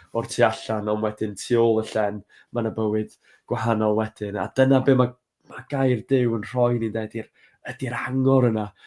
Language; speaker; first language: Welsh; native; Welsh